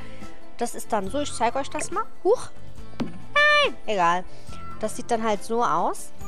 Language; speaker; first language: German; native; German